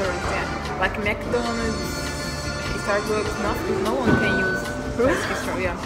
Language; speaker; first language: English; non-native, fluent; Portuguese